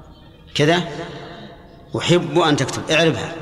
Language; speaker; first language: Arabic; native; Arabic